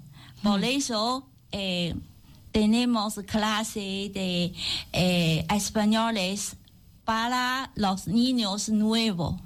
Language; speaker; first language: Spanish; non-native, learner; Chinese